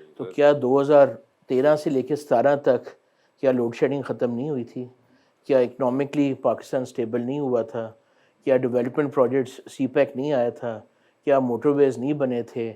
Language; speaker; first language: Urdu; non-native, local second language; Punjabi